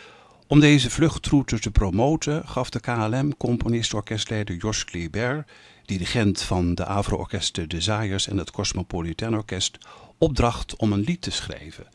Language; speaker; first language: Dutch; native; Dutch